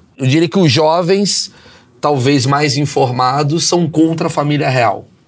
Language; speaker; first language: Portuguese; native; Portuguese